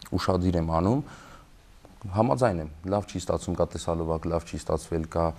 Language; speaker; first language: Armenian; native; Armenian